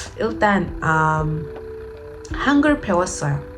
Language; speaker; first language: Korean; non-native, learner; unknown